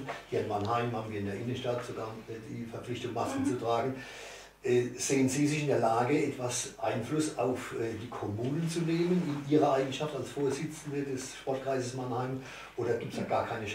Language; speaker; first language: German; native; German